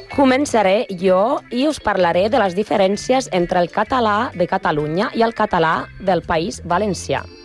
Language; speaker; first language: Catalan; non-native, learner; Spanish